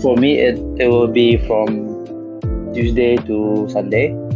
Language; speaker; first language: English; non-native, local second language; Malay